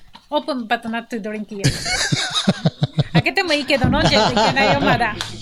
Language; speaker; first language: English; non-native, fluent; Japanese